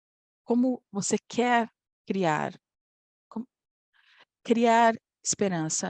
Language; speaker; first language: Portuguese; non-native, fluent; Polish